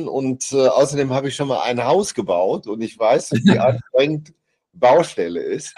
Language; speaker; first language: German; native; German